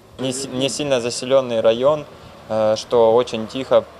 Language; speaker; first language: Russian; native; Russian